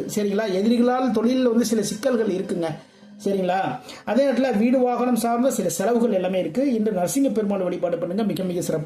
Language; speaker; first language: Tamil; native; Tamil